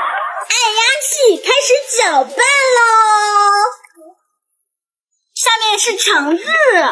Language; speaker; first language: Chinese; native; Chinese